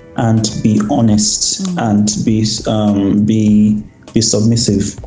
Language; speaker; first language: English; non-native, local second language; Yoruba